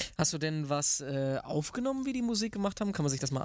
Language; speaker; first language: German; native; German